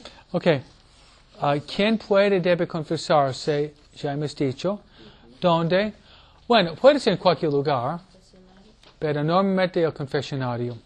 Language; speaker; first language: Spanish; non-native, fluent; English